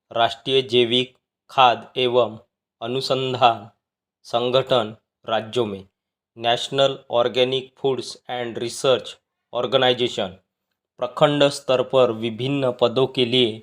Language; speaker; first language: Hindi; non-native, local second language; Marathi